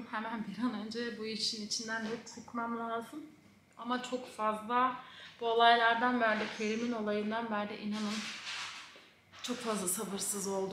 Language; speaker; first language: Turkish; native; Turkish